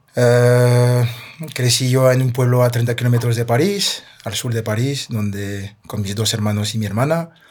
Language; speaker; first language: Spanish; non-native, fluent; French